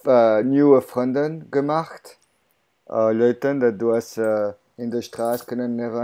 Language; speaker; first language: German; non-native, learner; French